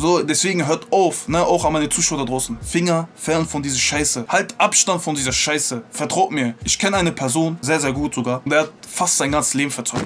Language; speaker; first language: German; native; German